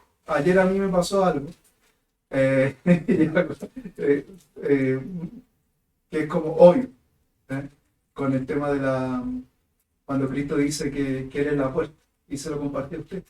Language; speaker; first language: Spanish; native; Spanish